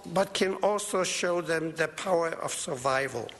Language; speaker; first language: English; non-native, fluent; Polish